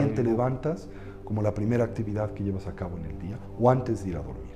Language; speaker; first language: Spanish; native; Spanish